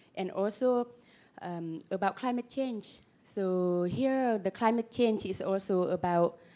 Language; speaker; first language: English; non-native, learner; Lao